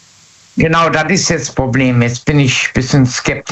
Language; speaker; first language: German; native; German